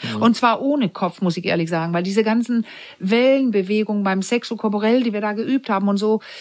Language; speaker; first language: German; non-native, fluent; Danish